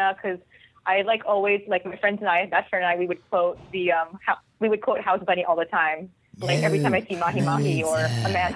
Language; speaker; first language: English; non-native, local second language; Filipino